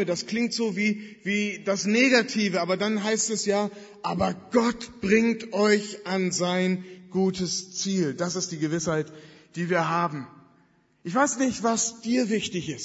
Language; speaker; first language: German; native; German